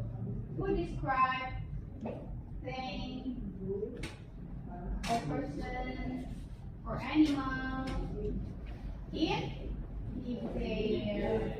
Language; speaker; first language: English; non-native, fluent; Indonesian